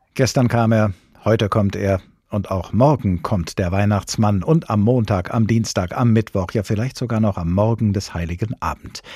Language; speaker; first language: German; native; German